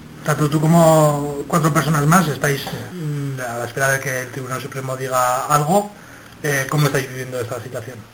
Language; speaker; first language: Spanish; native; Spanish